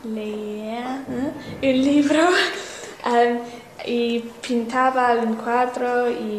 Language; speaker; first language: Spanish; non-native, learner; English